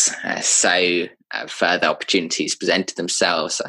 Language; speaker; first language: English; native; English